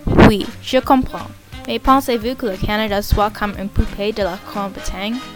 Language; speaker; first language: French; non-native, learner; English